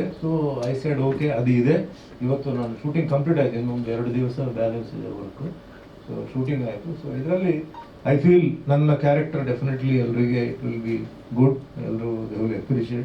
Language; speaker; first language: Kannada; non-native, local second language; Tulu